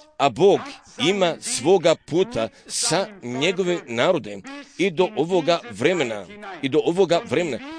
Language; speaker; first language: Croatian; early bilingual, heritage; Serbian